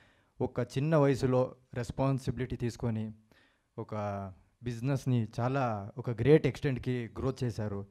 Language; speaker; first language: Telugu; non-native, learner; Kannada